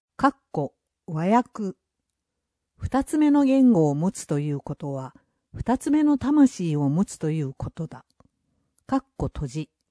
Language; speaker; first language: Japanese; non-native, fluent; English